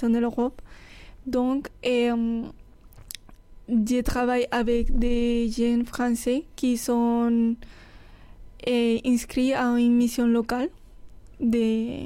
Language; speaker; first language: French; non-native, fluent; Spanish